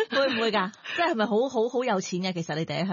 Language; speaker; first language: Cantonese; native; Cantonese